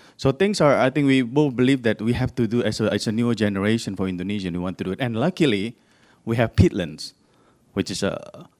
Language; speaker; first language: English; non-native, fluent; Indonesian